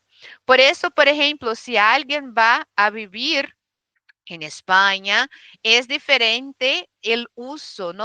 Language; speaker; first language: Spanish; non-native, fluent; Portuguese